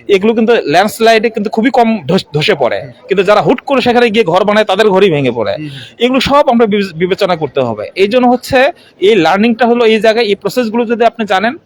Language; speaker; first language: Bangla; non-native, local second language; Chakma